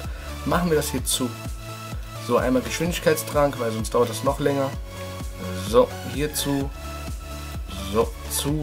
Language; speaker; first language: German; native; German